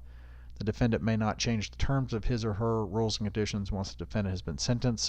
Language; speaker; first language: English; native; English